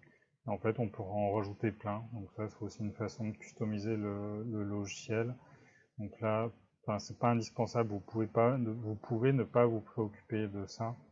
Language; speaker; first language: French; native; French